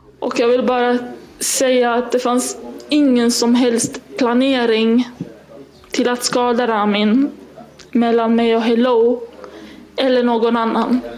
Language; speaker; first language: Swedish; early bilingual, other home language; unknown